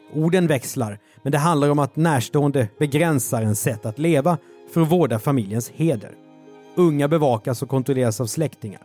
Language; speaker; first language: Swedish; native; Swedish